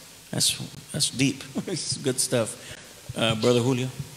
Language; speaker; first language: English; early bilingual, other home language; Spanish